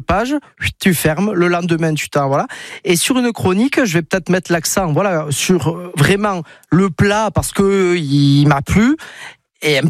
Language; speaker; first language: French; native; French